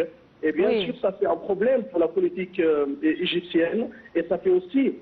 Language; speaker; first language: French; non-native, fluent; Arabic